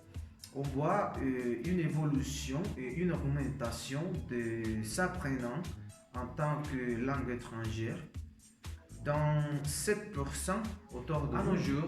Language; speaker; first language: French; non-native, learner; Spanish